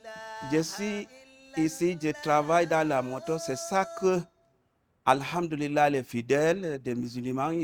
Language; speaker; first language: French; non-native, local second language; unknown